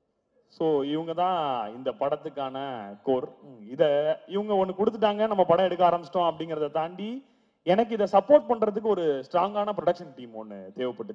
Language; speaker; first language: Tamil; native; Tamil